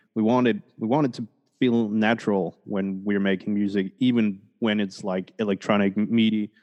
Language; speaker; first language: English; early bilingual, other home language; Spanish